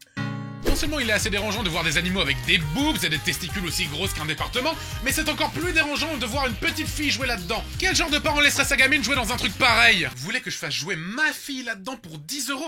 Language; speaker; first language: French; native; French